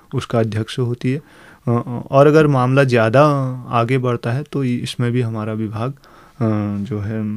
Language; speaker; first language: Hindi; native; Hindi